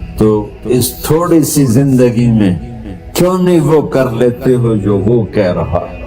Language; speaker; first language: Urdu; non-native, local second language; Punjabi